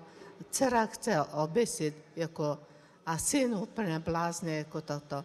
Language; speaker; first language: Czech; non-native, learner; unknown